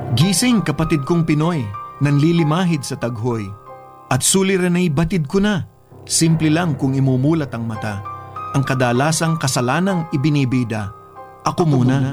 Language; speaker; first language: Filipino; non-native, local second language; Bikol